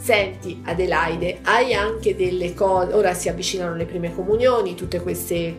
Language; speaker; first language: Italian; native; Italian